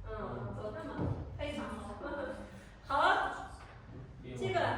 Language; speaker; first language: Chinese; non-native, fluent; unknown